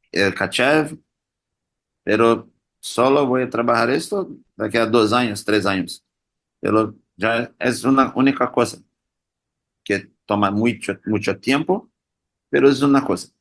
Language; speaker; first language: Spanish; non-native, learner; Portuguese